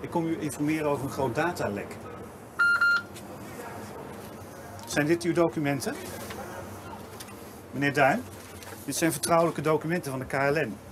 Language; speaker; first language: Dutch; native; Dutch